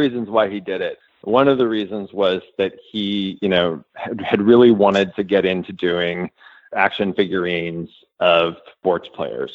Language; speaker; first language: English; native; English